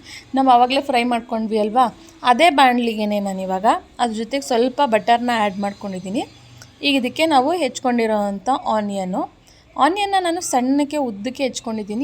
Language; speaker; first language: Kannada; native; Kannada